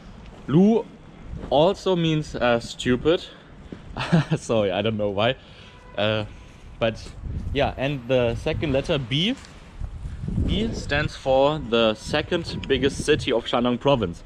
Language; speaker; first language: English; non-native, fluent; German